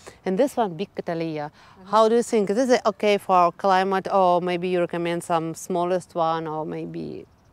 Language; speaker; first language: English; non-native, learner; Russian